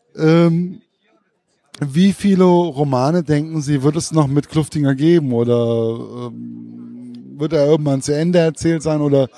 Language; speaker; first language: German; native; German